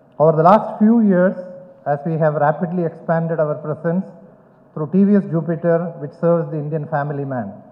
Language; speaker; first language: English; non-native, local second language; Tamil